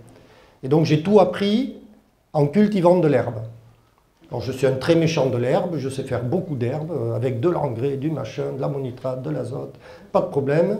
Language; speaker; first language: French; early bilingual, other home language; German